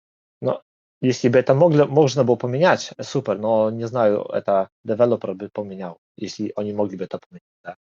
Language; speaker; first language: Russian; non-native, learner; Polish